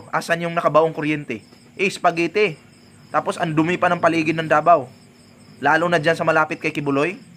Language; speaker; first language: Filipino; non-native, local second language; Cebuano